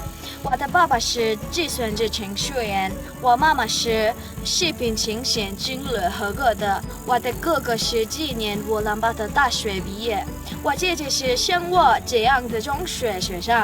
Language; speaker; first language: Chinese; non-native, learner; Mongolian